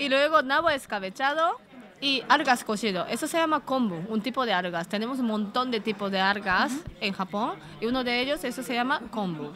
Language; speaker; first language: Spanish; non-native, learner; Japanese